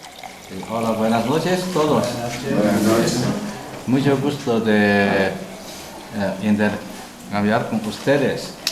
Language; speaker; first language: Spanish; non-native, learner; Chinese